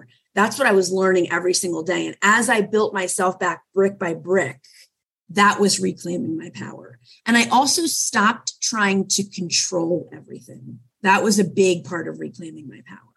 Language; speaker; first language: English; native; English